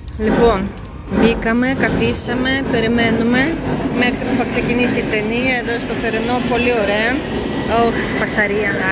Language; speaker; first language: Greek; non-native, fluent; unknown